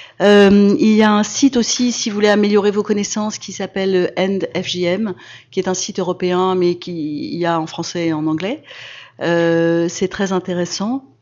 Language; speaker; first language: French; native; French